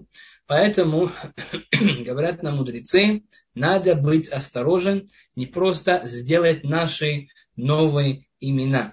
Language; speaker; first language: Russian; non-native, fluent; Hebrew